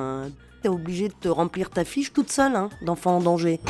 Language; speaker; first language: French; native; French